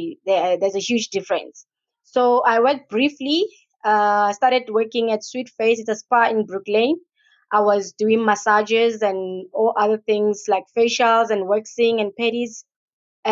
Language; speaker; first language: English; non-native, local second language; Tswana